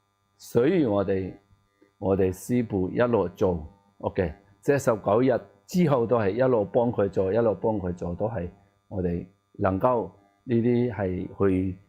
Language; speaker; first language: Cantonese; non-native, learner; Tibetan